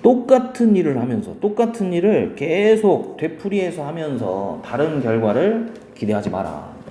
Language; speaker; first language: Korean; native; Korean